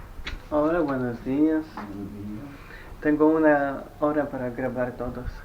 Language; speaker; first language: Spanish; non-native, learner; Polish